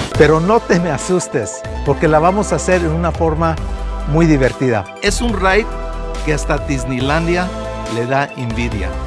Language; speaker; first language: Spanish; early bilingual, heritage; Spanish